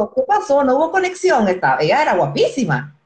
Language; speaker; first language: Spanish; native; Spanish